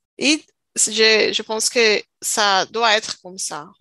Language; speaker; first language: French; non-native, learner; Portuguese